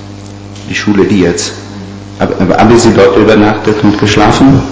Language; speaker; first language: German; non-native, learner; Italian